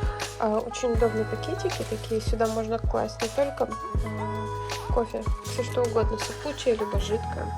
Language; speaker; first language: Russian; native; Russian